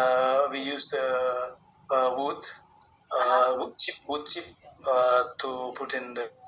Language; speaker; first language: English; non-native, learner; Indonesian